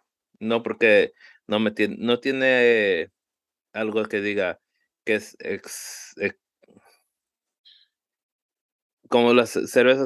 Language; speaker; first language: Spanish; early bilingual, heritage; Spanish